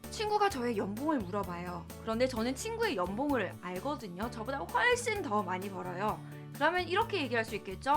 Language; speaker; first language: Korean; early bilingual, heritage; Korean